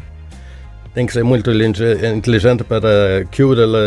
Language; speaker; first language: Italian; non-native, learner; Swedish